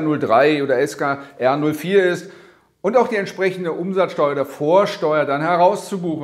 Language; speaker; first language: German; native; German